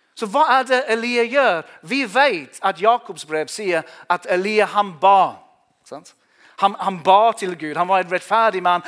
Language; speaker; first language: Norwegian; non-native, fluent; English